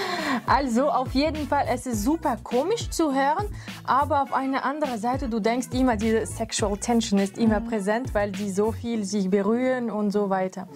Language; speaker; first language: German; non-native, fluent; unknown